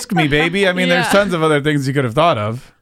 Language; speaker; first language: English; native; English